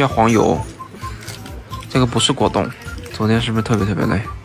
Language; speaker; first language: Chinese; native; Chinese